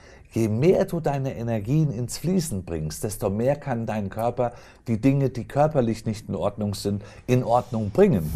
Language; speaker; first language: German; native; German